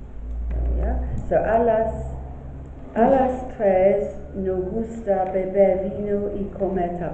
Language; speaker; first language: Spanish; non-native, learner; English